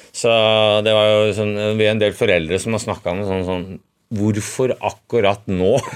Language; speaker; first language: Norwegian; native; Norwegian